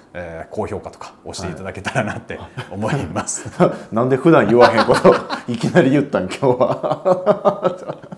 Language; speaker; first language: Japanese; native; Japanese